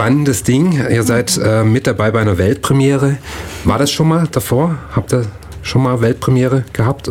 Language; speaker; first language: German; native; German